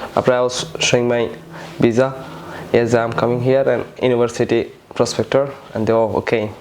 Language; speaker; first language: English; non-native, local second language; Bangla